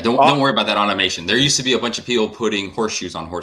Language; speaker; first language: English; native; English